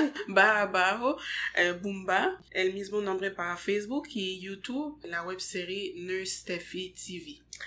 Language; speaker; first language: Spanish; non-native, fluent; French